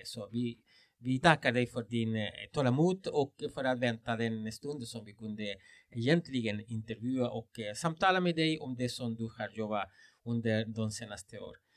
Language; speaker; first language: Swedish; non-native, fluent; Spanish